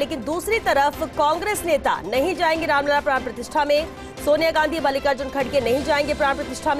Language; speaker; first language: Hindi; native; Hindi